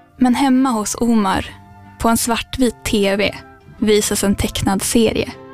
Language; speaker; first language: Swedish; native; Swedish